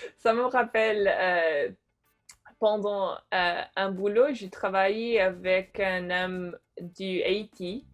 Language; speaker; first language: French; non-native, fluent; English